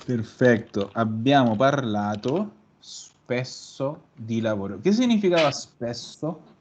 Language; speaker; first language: Italian; non-native, fluent; Spanish